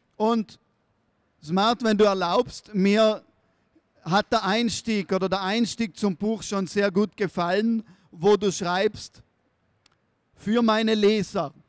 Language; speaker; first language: German; native; German